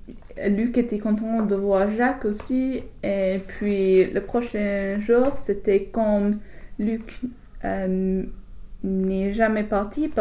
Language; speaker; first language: French; non-native, learner; English